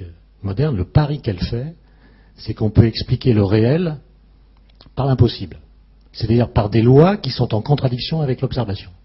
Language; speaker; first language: French; native; French